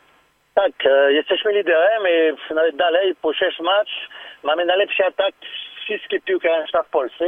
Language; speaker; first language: Polish; non-native, learner; French